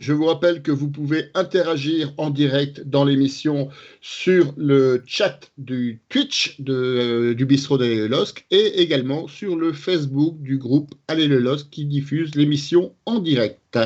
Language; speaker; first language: French; native; French